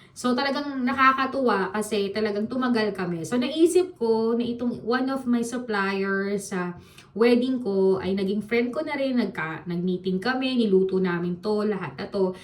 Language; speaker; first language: Filipino; native; Filipino